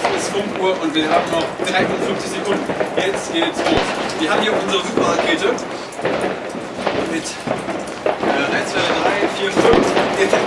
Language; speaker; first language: German; native; German